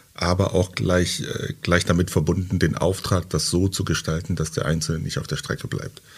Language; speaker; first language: German; early bilingual, other home language; French